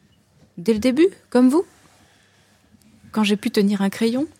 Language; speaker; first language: French; native; French